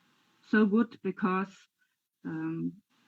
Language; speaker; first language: English; non-native, learner; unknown